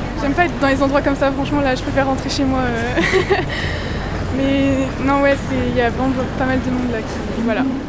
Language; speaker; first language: French; non-native, fluent; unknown